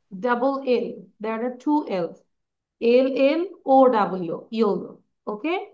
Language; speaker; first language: English; non-native, learner; Bangla